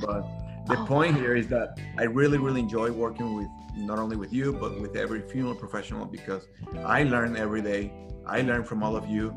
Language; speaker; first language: English; non-native, fluent; Spanish